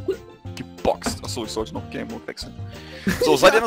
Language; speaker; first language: German; native; German